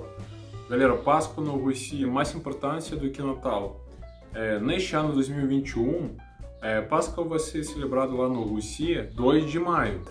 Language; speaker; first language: Portuguese; non-native, learner; Russian